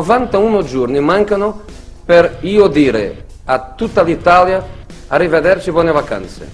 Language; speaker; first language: Italian; non-native, fluent; Portuguese